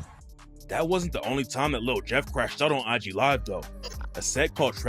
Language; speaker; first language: English; native; English